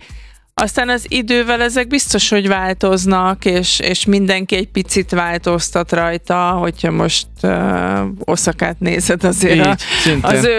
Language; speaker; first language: Hungarian; native; Hungarian